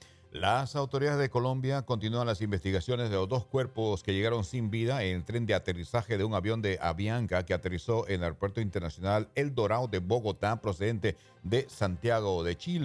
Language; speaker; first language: Spanish; native; Spanish